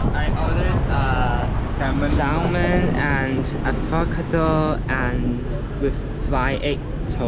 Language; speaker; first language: English; non-native, fluent; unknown